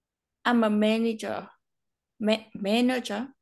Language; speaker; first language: English; non-native, learner; Vietnamese